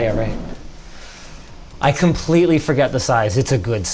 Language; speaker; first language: English; native; English